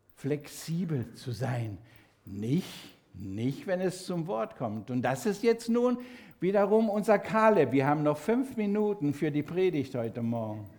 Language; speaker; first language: German; non-native, fluent; Spanish